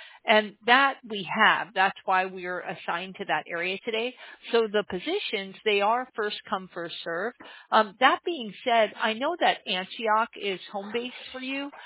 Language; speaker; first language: English; native; English